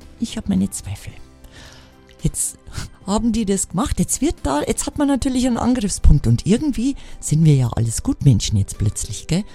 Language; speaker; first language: German; native; German